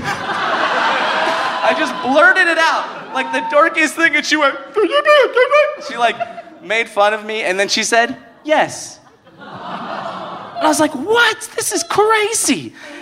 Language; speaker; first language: English; early bilingual, other home language; Spanish